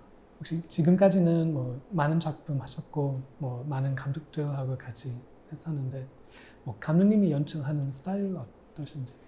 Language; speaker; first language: Korean; non-native, fluent; English